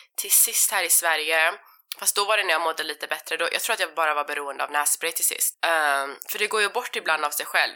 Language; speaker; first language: Swedish; early bilingual, other home language; Persian